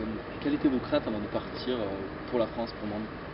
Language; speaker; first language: French; native; French